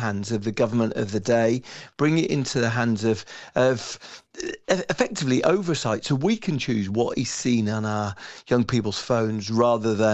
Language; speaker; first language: English; native; English